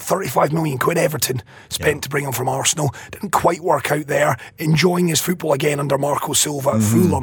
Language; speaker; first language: English; native; English